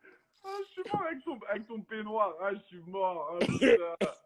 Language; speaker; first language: French; native; French